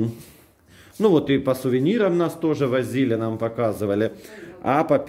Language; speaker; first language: Russian; native; Russian